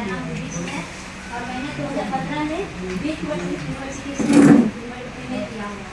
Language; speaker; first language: Hindi; native; Hindi